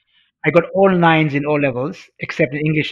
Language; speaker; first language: English; non-native, local second language; Swahili